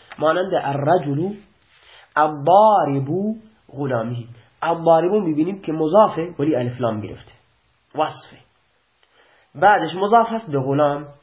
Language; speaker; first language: Persian; non-native, local second language; Baluchi